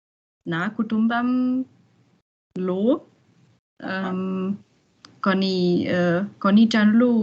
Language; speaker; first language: Telugu; non-native, learner; German